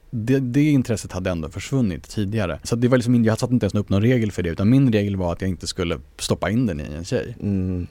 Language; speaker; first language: Swedish; native; Swedish